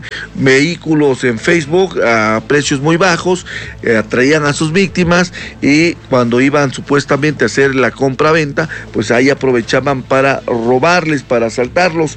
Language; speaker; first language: Spanish; native; Spanish